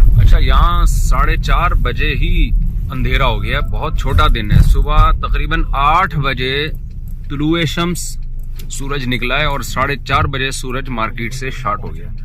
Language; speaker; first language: Urdu; native; Urdu